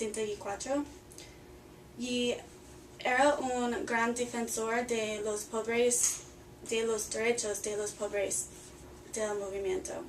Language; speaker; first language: Spanish; non-native, learner; English